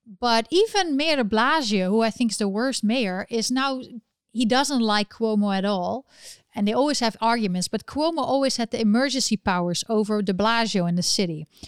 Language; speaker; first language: English; non-native, fluent; Dutch